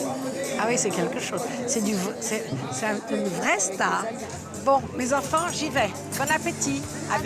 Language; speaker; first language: French; native; French